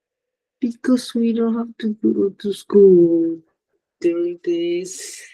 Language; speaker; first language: English; non-native, learner; Vietnamese